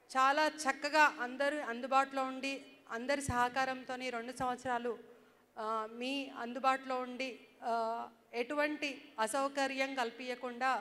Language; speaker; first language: Telugu; native; Telugu